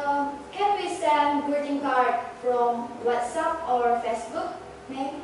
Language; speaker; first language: English; non-native, learner; Indonesian